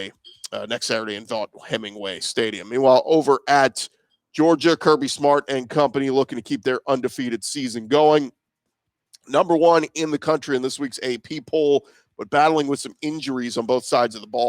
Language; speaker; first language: English; native; English